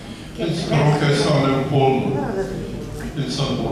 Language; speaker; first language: Spanish; non-native, fluent; Croatian